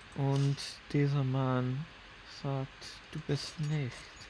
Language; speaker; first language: German; non-native, learner; English